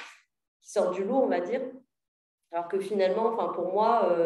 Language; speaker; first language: French; native; French